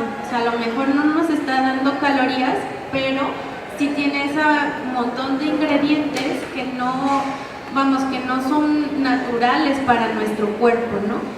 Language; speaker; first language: Spanish; native; Spanish